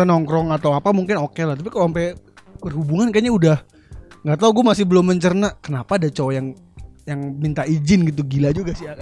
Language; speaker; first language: Indonesian; native; Indonesian